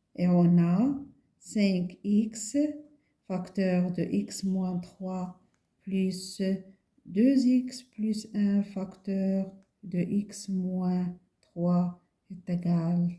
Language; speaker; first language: French; non-native, local second language; Arabic